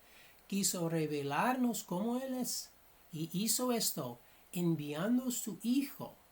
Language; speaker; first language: Spanish; non-native, fluent; English